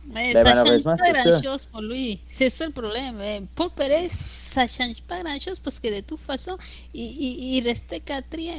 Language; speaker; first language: French; non-native, fluent; Spanish